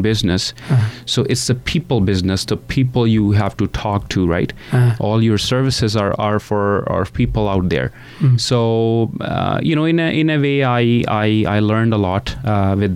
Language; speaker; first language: English; non-native, local second language; Punjabi